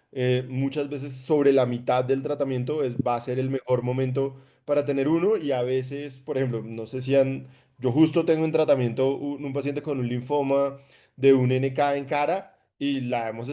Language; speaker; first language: Spanish; native; Spanish